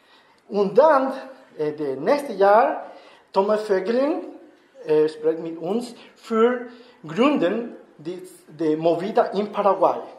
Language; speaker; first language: German; non-native, learner; Spanish